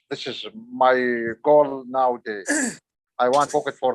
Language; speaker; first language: English; non-native, learner; Arabic